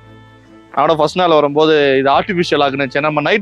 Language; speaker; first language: Tamil; native; Tamil